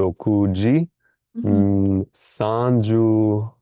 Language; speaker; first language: Japanese; non-native, learner; English